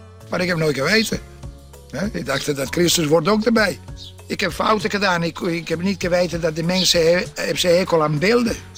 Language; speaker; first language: Dutch; non-native, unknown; Italian